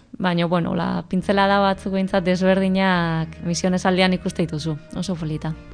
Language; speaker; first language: Basque; native; Basque